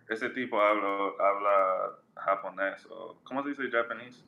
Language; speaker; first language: Spanish; non-native, learner; English